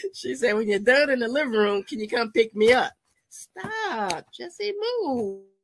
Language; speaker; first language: English; native; English